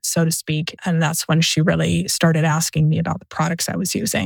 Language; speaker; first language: English; native; English